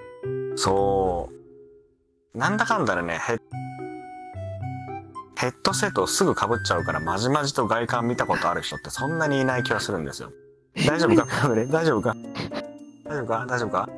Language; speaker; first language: Japanese; native; Japanese